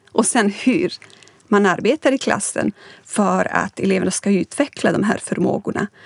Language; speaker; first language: Swedish; non-native, fluent; Bosnian